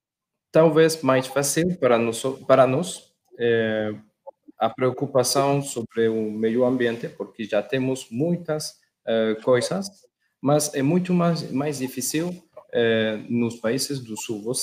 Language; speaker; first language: Portuguese; non-native, learner; Spanish